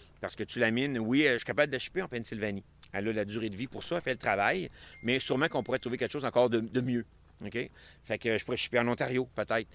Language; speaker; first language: French; native; French